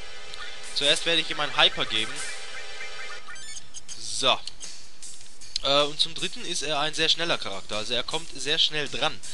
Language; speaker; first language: German; native; German